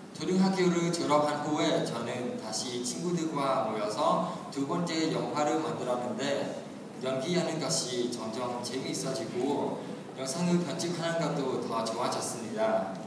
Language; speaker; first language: Korean; non-native, learner; Khmer